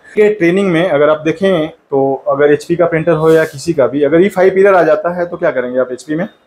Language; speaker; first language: Hindi; native; Hindi